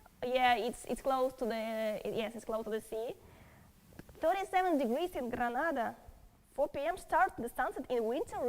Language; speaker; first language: English; non-native, fluent; Russian